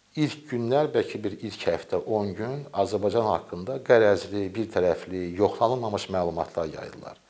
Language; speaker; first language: Azerbaijani; native; Azerbaijani